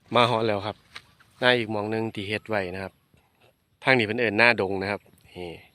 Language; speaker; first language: Thai; native; Thai